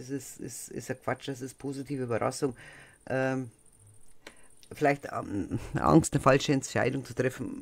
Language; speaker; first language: German; native; German